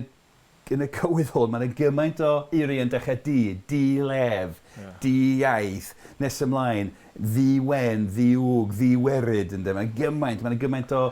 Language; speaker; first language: Welsh; non-native, fluent; English